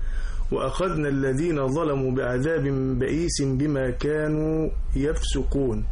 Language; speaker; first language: Arabic; native; Arabic